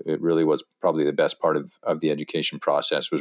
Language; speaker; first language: English; native; English